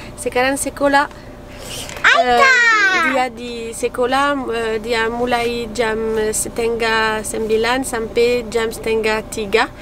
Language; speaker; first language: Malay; non-native, learner; French